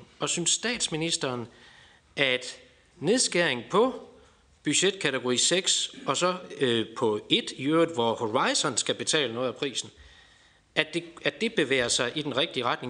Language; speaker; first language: Danish; native; Danish